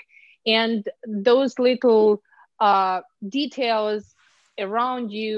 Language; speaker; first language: English; non-native, fluent; Ukrainian